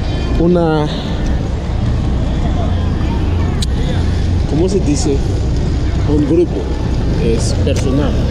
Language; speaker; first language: Spanish; non-native, learner; Haitian Creole